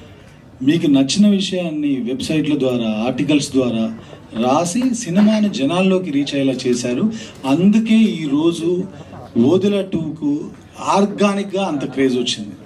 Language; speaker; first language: Telugu; native; Telugu